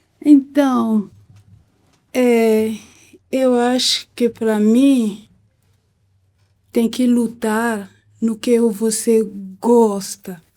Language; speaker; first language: Portuguese; non-native, fluent; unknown